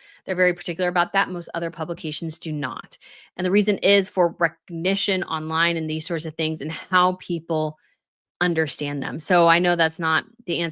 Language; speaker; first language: English; native; English